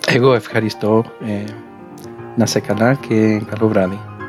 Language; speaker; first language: Greek; non-native, learner; English